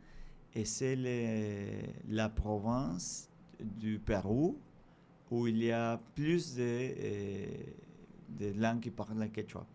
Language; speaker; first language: French; non-native, fluent; Spanish